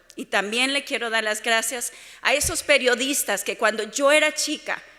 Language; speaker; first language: Spanish; early bilingual, heritage; Spanish